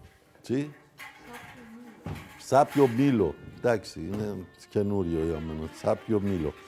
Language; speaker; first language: Greek; non-native, fluent; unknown